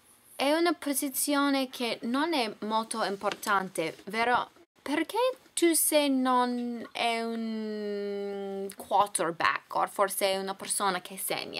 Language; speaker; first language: Italian; non-native, learner; English